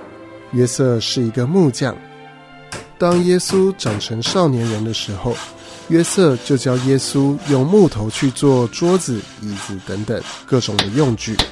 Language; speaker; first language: Chinese; native; Chinese